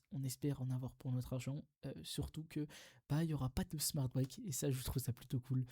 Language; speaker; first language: French; native; French